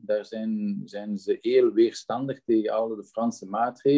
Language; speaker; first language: Dutch; non-native, local second language; French